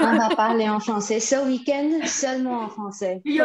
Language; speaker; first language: French; non-native, fluent; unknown